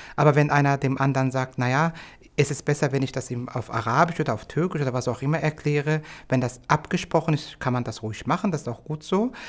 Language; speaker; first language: German; native; German